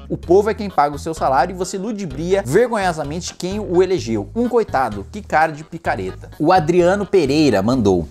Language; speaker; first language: Portuguese; native; Portuguese